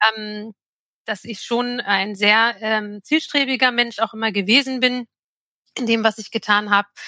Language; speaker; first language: German; early bilingual, other home language; Turkish